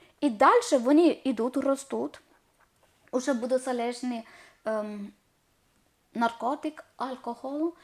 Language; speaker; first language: Ukrainian; non-native, learner; Malayalam